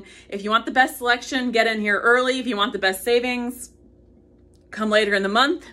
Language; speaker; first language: English; native; English